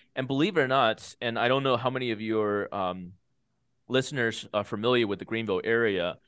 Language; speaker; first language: English; early bilingual, other home language; Chinese